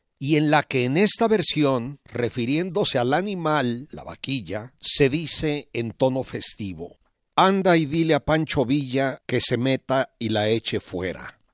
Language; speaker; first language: Spanish; native; Spanish